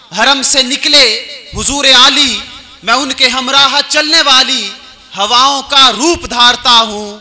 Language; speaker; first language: Urdu; non-native, local second language; Punjabi